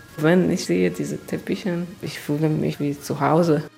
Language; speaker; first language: German; non-native, learner; Persian